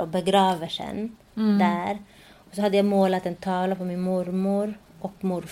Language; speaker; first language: Swedish; early bilingual, other home language; Spanish